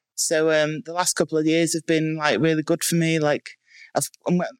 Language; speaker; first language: English; native; English